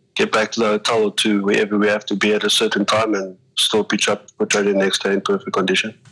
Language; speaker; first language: English; native; English